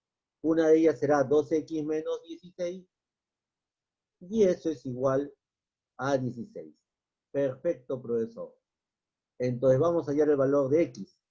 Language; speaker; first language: Spanish; native; Spanish